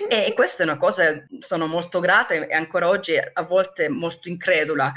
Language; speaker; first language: Italian; early bilingual, heritage; Italian